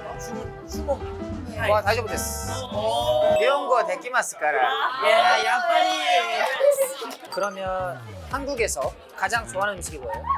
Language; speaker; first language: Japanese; non-native, learner; Korean